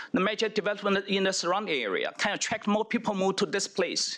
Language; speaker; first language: English; non-native, fluent; Chinese